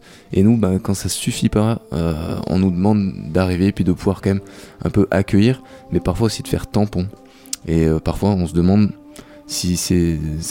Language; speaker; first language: French; native; French